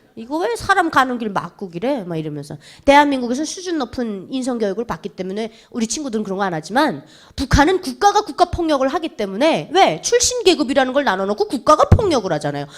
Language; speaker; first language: Korean; native; Korean